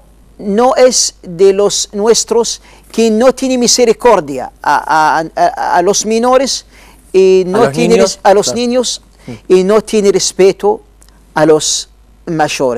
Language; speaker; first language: Spanish; non-native, learner; Arabic